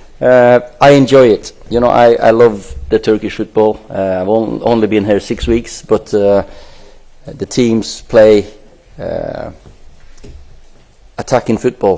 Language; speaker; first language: English; non-native, fluent; Norwegian